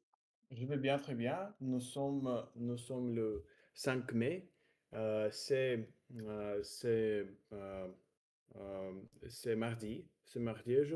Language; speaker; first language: French; non-native, learner; Russian